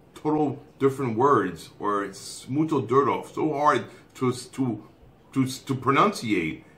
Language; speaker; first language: English; native; English